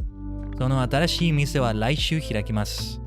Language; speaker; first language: Japanese; non-native, learner; English